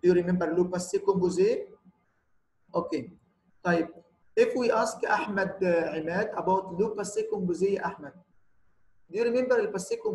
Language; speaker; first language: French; non-native, fluent; Arabic